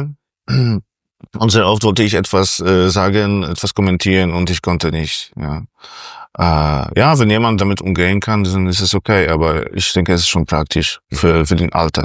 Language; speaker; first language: German; non-native, fluent; Polish